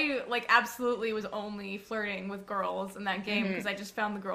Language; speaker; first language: English; native; English